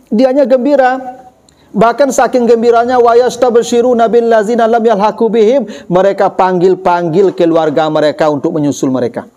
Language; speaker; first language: Malay; non-native, local second language; Minangkabau